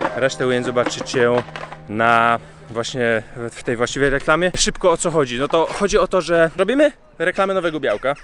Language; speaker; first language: Polish; early bilingual, heritage; Polish